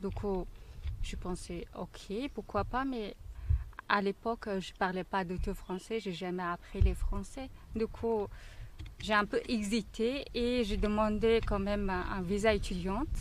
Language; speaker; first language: French; non-native, learner; Mongolian